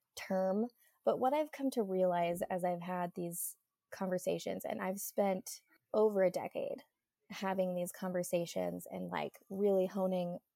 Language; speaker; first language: English; native; English